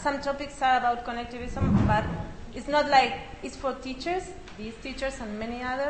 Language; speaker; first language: English; non-native, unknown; Spanish